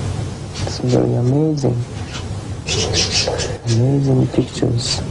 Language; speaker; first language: English; non-native, learner; Japanese